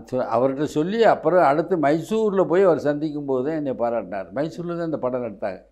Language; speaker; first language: Tamil; native; Tamil